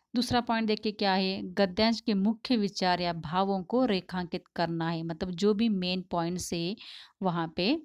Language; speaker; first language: Hindi; non-native, local second language; Tamil